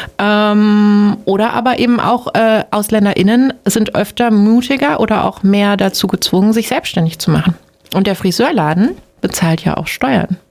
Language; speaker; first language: German; native; German